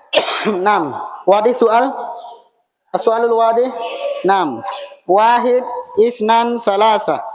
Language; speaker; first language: Arabic; non-native, fluent; Indonesian